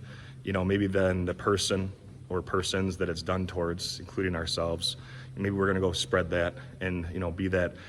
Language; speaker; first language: English; native; English